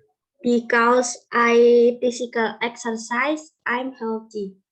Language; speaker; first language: English; non-native, learner; Indonesian